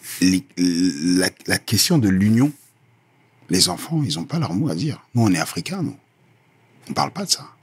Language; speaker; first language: French; early bilingual, other home language; Lingala